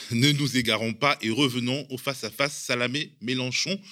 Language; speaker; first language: French; native; French